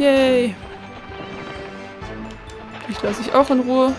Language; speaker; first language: German; native; German